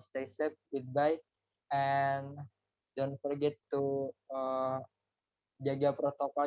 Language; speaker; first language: English; non-native, learner; Indonesian